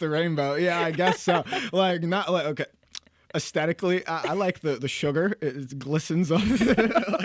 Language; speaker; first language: English; native; English